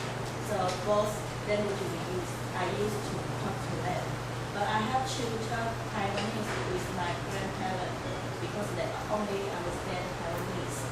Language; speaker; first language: English; non-native, learner; Chinese